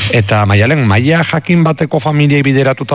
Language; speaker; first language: Basque; native; Basque